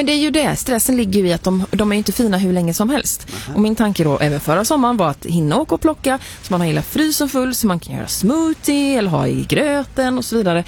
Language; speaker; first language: Swedish; native; Swedish